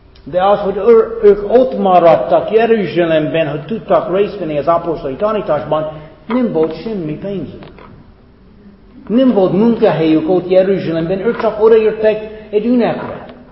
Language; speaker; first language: Hungarian; non-native, fluent; English